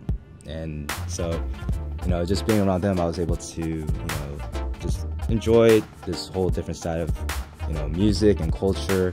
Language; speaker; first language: English; early bilingual, other home language; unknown